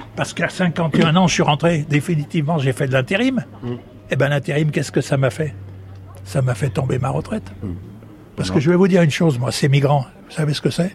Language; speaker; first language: French; native; French